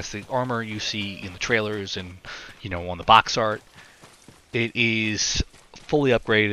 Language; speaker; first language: English; native; English